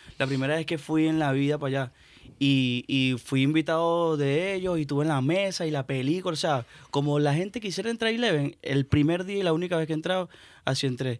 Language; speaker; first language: Spanish; native; Spanish